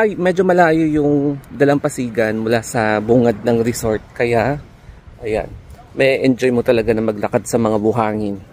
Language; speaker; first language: Filipino; non-native, local second language; Iloko